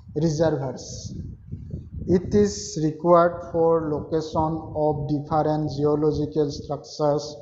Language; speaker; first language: English; non-native, local second language; Assamese